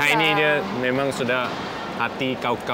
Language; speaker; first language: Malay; non-native, local second language; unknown